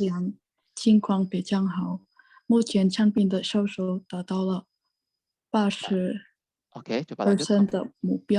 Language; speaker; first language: Chinese; non-native, learner; Indonesian